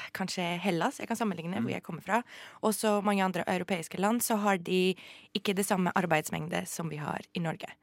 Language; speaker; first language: Norwegian; non-native, fluent; Greek